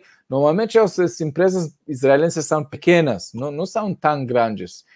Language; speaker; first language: Portuguese; non-native, fluent; Hebrew